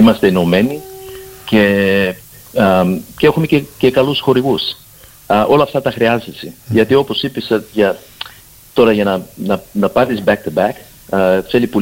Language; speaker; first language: Greek; early bilingual, heritage; Greek